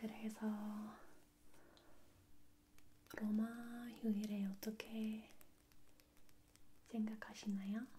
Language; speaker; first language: Korean; non-native, fluent; English